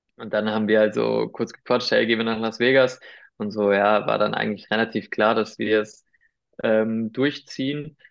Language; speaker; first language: German; early bilingual, other home language; Spanish